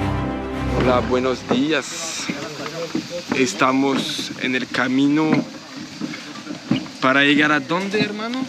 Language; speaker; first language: Spanish; non-native, learner; French